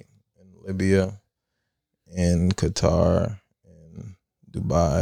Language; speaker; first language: English; early bilingual, other home language; Italian